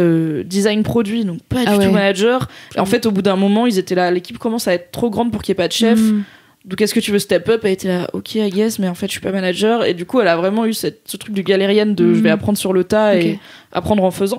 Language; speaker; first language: French; native; French